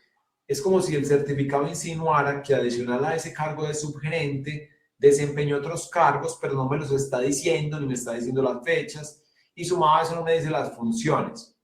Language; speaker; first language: Spanish; native; Spanish